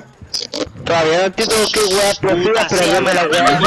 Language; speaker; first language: Spanish; native; Spanish